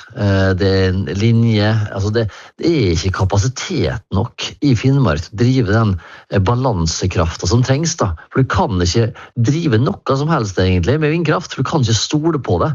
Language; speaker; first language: Norwegian; native; Norwegian